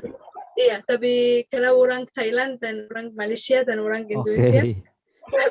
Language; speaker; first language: Indonesian; non-native, learner; Arabic